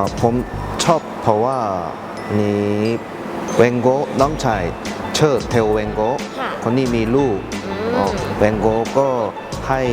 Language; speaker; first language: Thai; non-native, learner; Korean